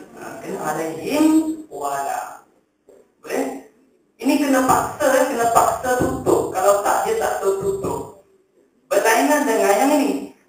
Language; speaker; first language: Malay; native; Malay